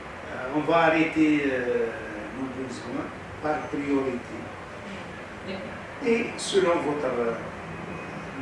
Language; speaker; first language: French; non-native, local second language; Arabic